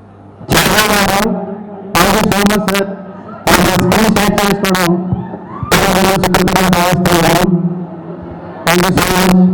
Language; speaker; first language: Telugu; native; Telugu